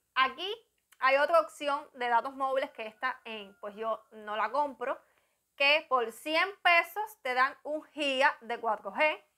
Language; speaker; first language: Spanish; native; Spanish